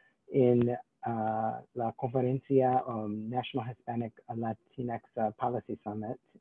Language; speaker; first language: Spanish; non-native, learner; English